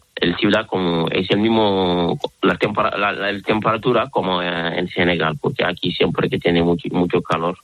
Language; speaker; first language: Spanish; non-native, learner; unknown